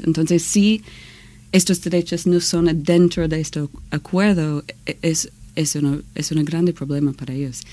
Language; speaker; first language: Spanish; non-native, learner; English